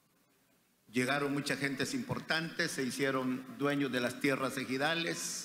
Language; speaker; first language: Spanish; native; Spanish